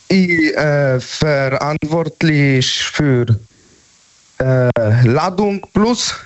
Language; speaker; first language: German; non-native, learner; Polish